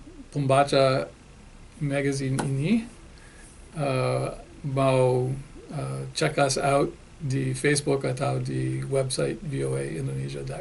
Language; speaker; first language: Indonesian; non-native, learner; English